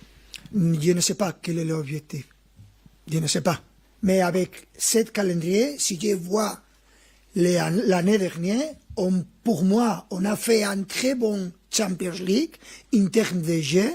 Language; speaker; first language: French; non-native, fluent; Spanish